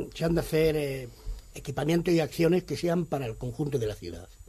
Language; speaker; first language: Spanish; non-native, local second language; Catalan